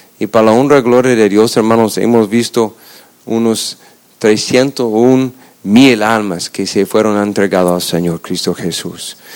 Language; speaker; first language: Spanish; non-native, fluent; English